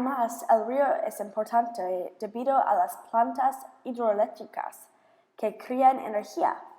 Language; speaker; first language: Spanish; non-native, learner; English